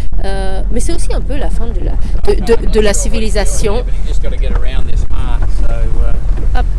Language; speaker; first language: French; native; French